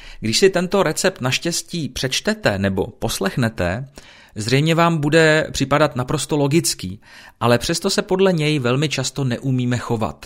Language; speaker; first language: Czech; native; Czech